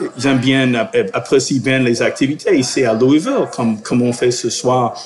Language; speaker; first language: French; non-native, fluent; English